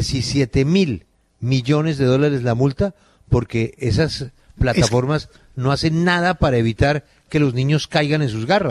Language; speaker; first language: Spanish; native; Spanish